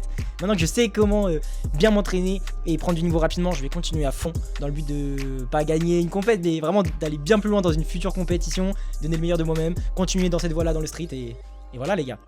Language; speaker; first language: French; native; French